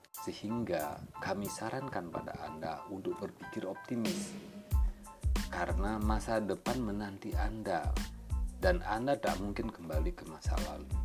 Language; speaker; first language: Indonesian; native; Indonesian